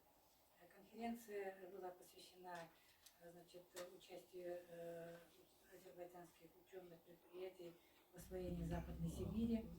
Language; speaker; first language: Russian; native; Russian